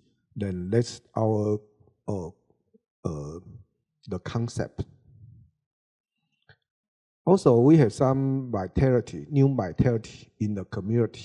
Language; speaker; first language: English; non-native, learner; Chinese